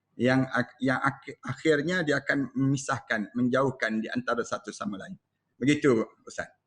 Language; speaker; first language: Malay; native; Malay